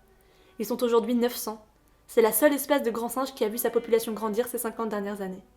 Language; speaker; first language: French; native; French